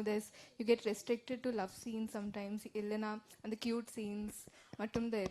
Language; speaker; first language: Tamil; non-native, learner; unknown